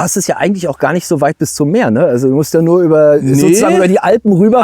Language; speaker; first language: German; native; German